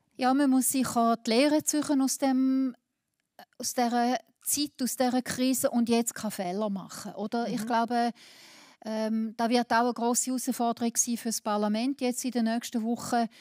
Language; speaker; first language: German; native; German